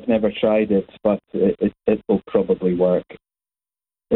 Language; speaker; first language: English; native; English